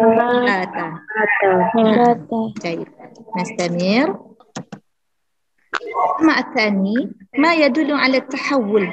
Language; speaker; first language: Arabic; non-native, fluent; Indonesian